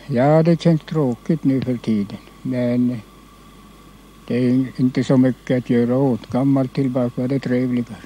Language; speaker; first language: Swedish; non-native, local second language; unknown